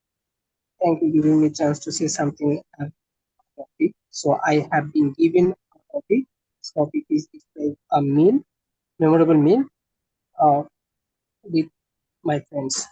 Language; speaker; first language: English; non-native, learner; Bangla